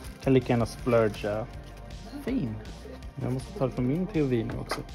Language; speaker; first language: Swedish; native; Swedish